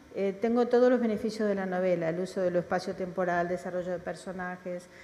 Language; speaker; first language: Spanish; native; Spanish